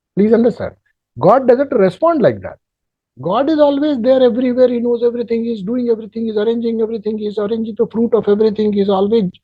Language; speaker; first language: English; non-native, local second language; Hindi